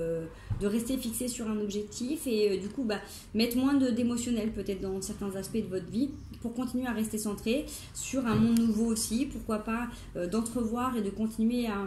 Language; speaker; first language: French; native; French